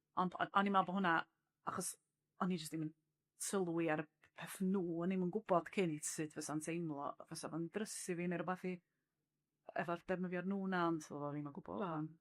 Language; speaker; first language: Welsh; native; Welsh